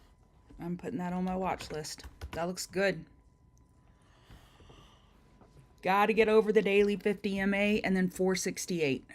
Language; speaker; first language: English; native; English